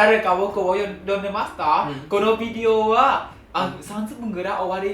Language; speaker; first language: Japanese; non-native, learner; Vietnamese